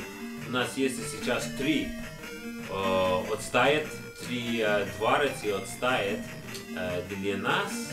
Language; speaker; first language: Russian; non-native, learner; English